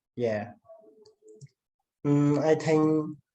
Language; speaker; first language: English; non-native, learner; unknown